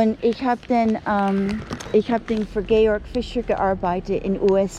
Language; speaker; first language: German; non-native, learner; English